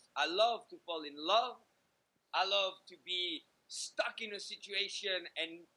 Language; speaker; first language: English; native; English